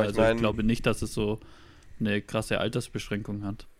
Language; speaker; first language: German; native; German